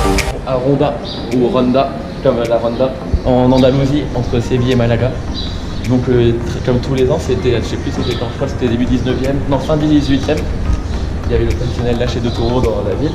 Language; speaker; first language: French; native; French